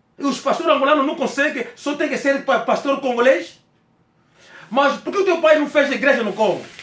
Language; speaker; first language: Portuguese; non-native, local second language; Kongo